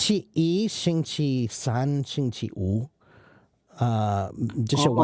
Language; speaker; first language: Chinese; non-native, learner; English